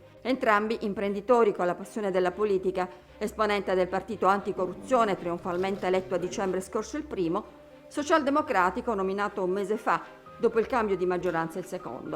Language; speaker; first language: Italian; native; Italian